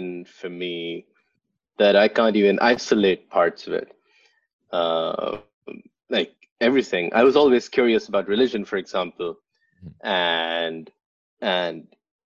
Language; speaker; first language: English; non-native, local second language; Urdu